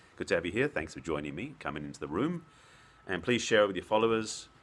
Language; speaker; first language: English; native; English